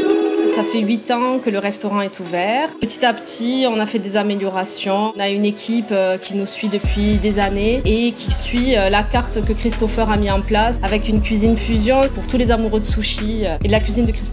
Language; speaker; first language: French; native; French